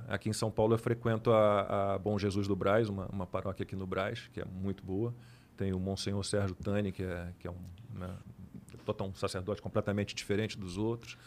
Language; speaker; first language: Portuguese; native; Portuguese